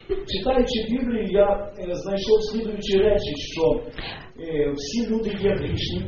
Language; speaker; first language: Polish; non-native, learner; Ukrainian